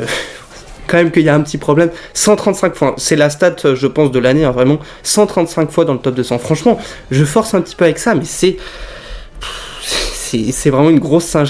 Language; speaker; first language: French; native; French